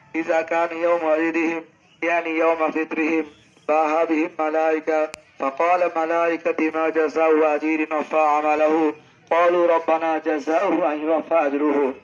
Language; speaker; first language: Arabic; non-native, fluent; Bangla